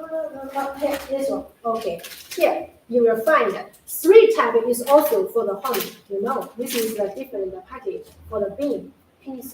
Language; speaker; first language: English; non-native, learner; Chinese